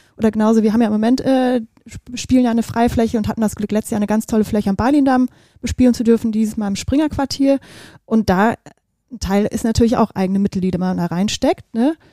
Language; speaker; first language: German; early bilingual, other home language; Dutch